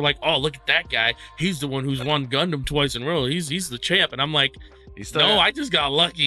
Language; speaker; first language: English; native; English